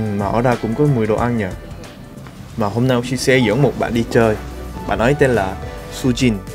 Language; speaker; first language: Vietnamese; non-native, fluent; Korean